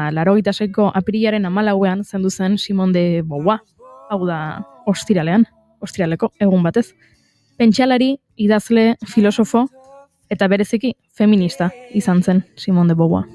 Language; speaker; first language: Basque; native; Basque